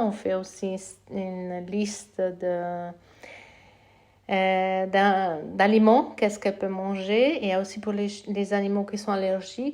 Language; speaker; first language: French; non-native, fluent; Italian